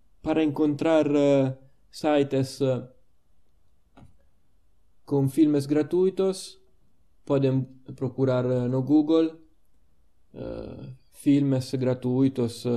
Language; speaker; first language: Portuguese; non-native, fluent; Italian